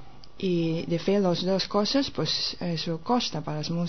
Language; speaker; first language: Catalan; non-native, fluent; Japanese